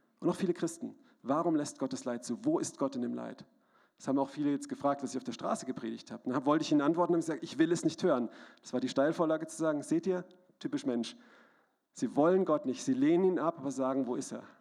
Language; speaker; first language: German; native; German